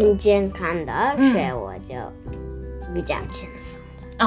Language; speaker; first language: Chinese; early bilingual, heritage; Chinese